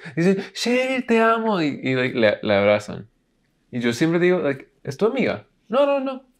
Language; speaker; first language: Spanish; non-native, learner; English